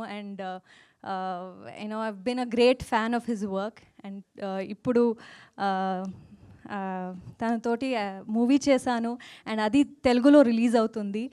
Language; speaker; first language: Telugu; non-native, local second language; Kannada